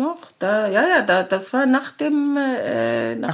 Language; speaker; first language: German; non-native, learner; Arabic